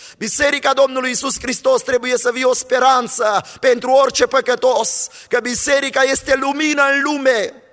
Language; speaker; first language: Romanian; native; Romanian